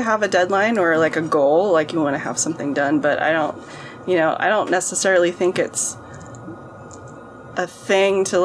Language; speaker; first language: English; native; English